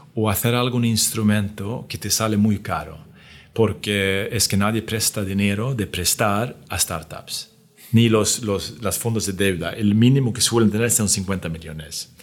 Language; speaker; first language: Spanish; non-native, fluent; Swedish